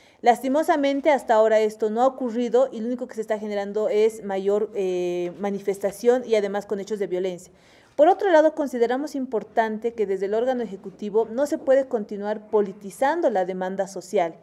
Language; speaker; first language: Spanish; native; Spanish